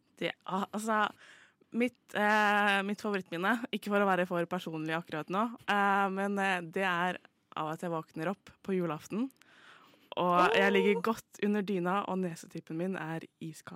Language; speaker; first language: Norwegian; native; Norwegian